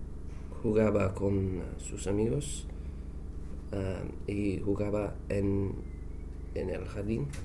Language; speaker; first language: Spanish; non-native, learner; English